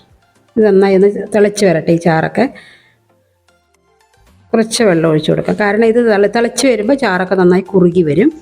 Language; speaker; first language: Malayalam; native; Malayalam